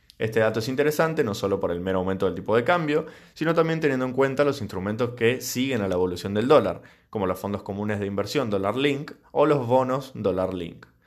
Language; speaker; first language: Spanish; native; Spanish